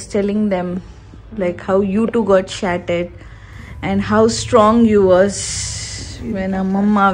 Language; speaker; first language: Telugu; non-native, local second language; Urdu